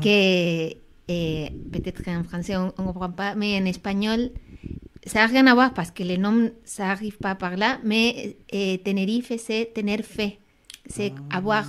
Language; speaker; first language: French; non-native, fluent; Spanish